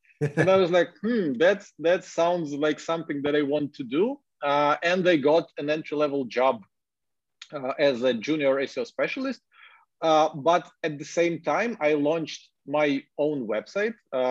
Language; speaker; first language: English; non-native, fluent; Ukrainian